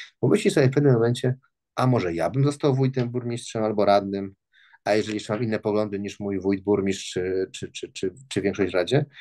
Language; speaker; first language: Polish; native; Polish